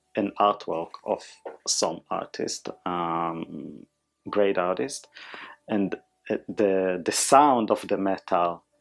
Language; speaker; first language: English; non-native, fluent; Hebrew